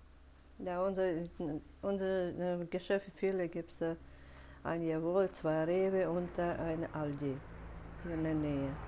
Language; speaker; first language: German; non-native, learner; Russian